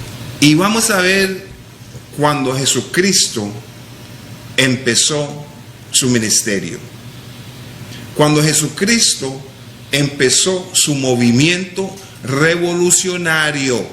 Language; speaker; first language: Spanish; non-native, local second language; English